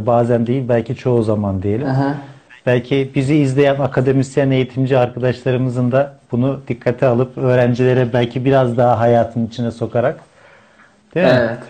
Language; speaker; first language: Turkish; native; Turkish